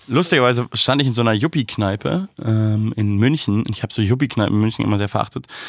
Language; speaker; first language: German; native; German